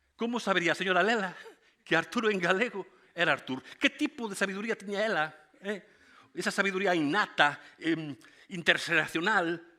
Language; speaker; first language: Galician; native; Galician